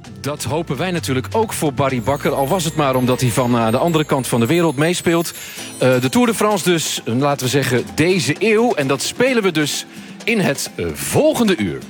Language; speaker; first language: Dutch; native; Dutch